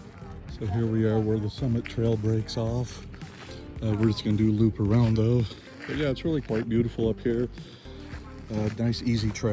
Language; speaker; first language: English; native; English